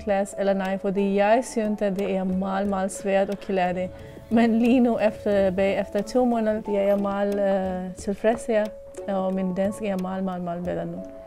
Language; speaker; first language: Danish; non-native, local second language; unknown